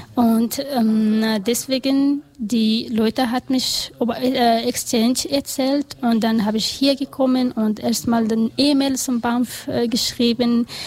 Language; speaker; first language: German; non-native, learner; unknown